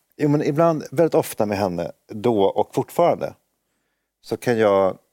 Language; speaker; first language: Swedish; native; Swedish